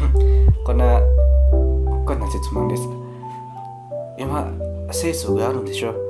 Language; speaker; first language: Japanese; non-native, learner; Indonesian